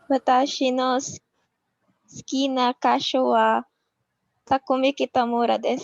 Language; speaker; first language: Japanese; non-native, learner; Filipino